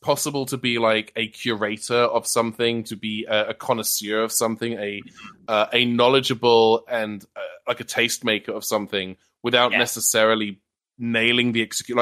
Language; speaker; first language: English; native; English